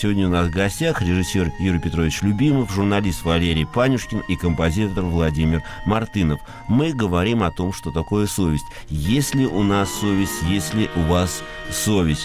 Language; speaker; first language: Russian; native; Russian